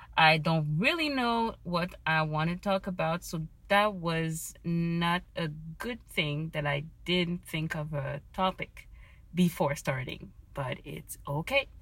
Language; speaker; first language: English; non-native, fluent; French